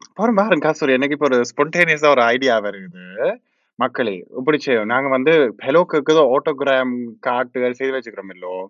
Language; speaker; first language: Tamil; early bilingual, heritage; Tamil